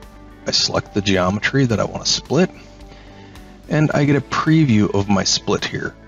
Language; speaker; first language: English; native; English